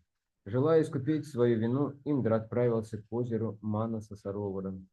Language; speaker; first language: Russian; native; Russian